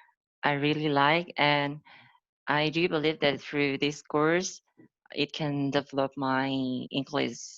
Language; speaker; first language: English; non-native, learner; Indonesian